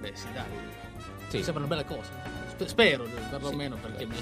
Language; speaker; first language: Italian; native; Italian